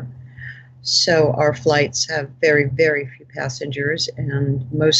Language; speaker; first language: English; native; English